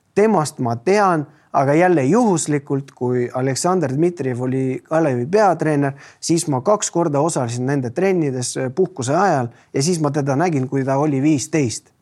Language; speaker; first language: Estonian; non-native, local second language; Russian